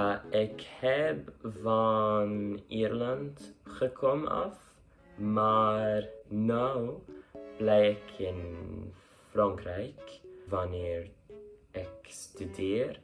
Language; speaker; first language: Dutch; non-native, learner; English